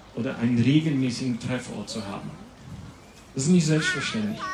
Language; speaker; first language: German; non-native, fluent; Latvian